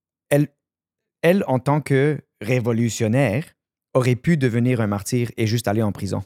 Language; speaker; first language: French; native; French